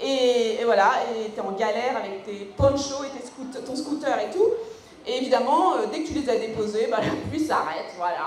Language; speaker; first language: French; native; French